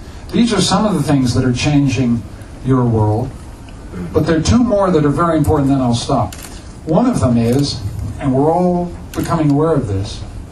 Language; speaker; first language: English; native; English